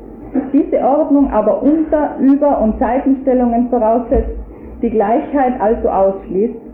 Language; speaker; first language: German; native; German